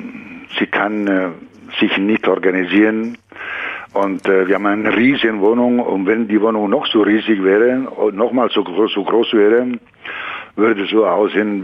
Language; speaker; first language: German; non-native, fluent; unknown